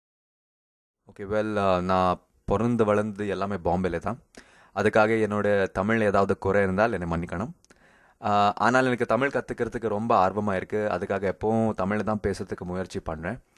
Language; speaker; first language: Tamil; early bilingual, heritage; Tamil